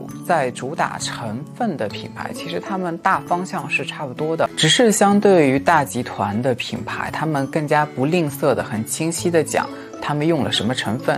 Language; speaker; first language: Chinese; native; Chinese